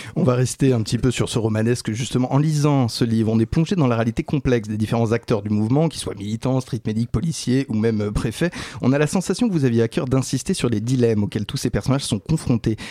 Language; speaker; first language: French; native; French